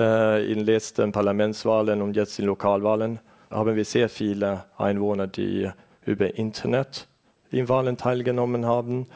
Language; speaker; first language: German; non-native, fluent; Estonian